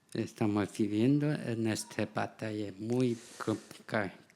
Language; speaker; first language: Spanish; non-native, learner; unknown